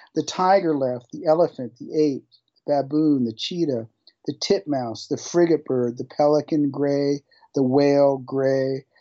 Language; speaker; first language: English; native; English